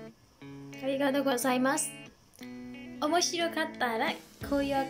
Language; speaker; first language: Japanese; non-native, learner; Burmese